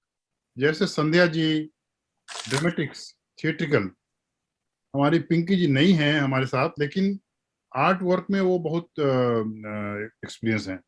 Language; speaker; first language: Hindi; native; Hindi